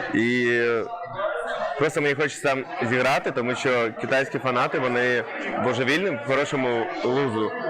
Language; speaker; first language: Ukrainian; non-native, local second language; Russian